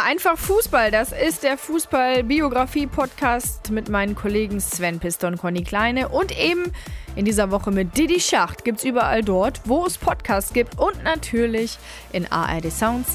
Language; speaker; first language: German; native; German